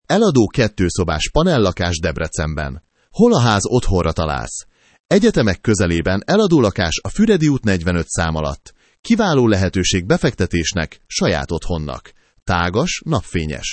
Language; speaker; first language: Hungarian; native; Hungarian